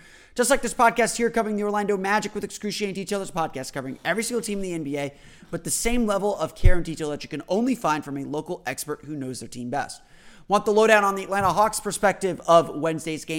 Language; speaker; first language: English; native; English